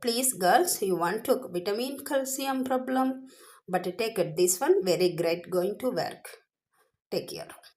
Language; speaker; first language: English; non-native, learner; Tamil